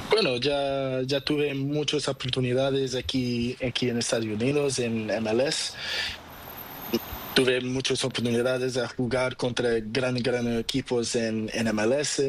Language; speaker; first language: Spanish; non-native, learner; Portuguese